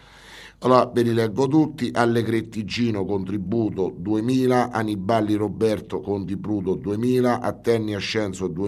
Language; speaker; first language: Italian; native; Italian